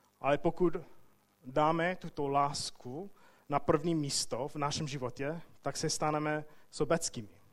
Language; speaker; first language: Czech; non-native, fluent; English